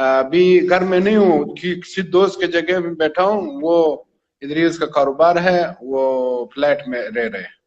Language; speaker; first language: Hindi; non-native, fluent; Pashto